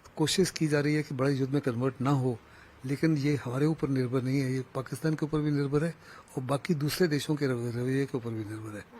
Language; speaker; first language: Hindi; native; Hindi